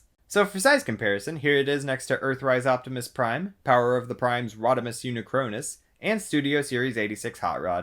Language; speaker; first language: English; native; English